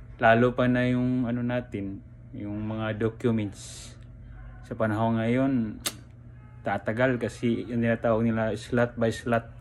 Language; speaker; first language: Filipino; non-native, local second language; Cebuano